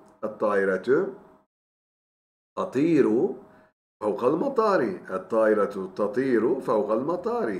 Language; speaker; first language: Arabic; non-native, fluent; Turkish